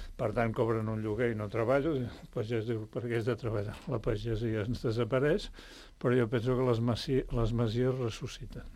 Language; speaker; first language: Catalan; native; Catalan